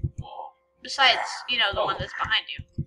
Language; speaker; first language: English; native; English